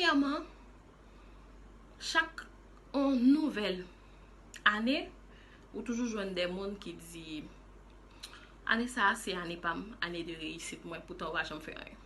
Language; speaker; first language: French; non-native, local second language; Haitian Creole